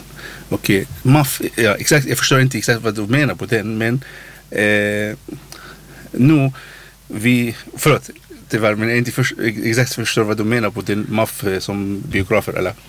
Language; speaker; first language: Swedish; non-native, learner; Arabic